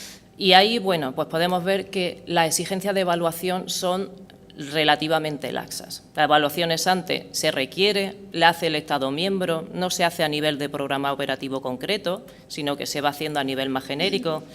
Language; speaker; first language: Spanish; native; Spanish